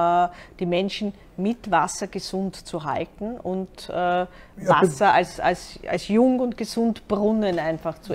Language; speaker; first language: German; native; German